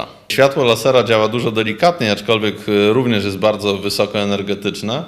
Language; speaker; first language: Polish; native; Polish